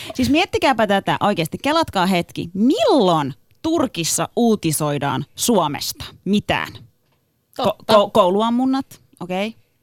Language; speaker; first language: Finnish; early bilingual, other home language; Turkish